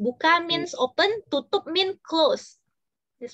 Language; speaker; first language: English; non-native, fluent; Indonesian